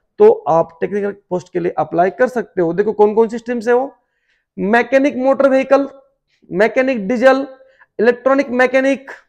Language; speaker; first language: Hindi; non-native, local second language; Marathi